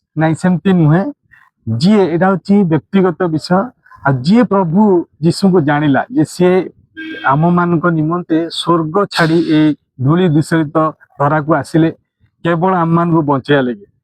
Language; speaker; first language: Odia; native; Odia